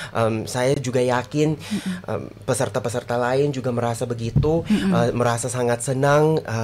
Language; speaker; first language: Indonesian; non-native, fluent; English